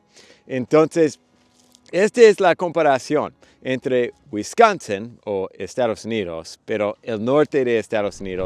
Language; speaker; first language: Spanish; non-native, fluent; English